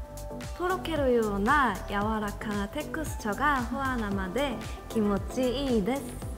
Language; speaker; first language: Japanese; non-native, fluent; Korean